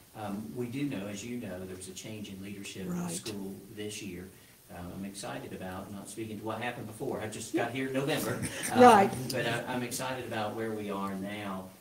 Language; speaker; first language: English; native; English